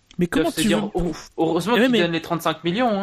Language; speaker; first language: French; native; French